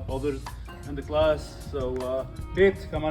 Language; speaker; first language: English; non-native, fluent; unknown